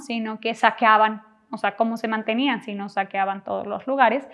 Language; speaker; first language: Spanish; native; Spanish